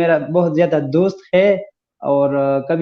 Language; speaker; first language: Hindi; non-native, learner; Pashto